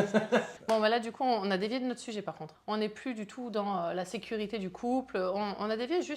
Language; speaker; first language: French; native; French